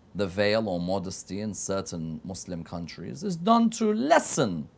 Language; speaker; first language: English; native; English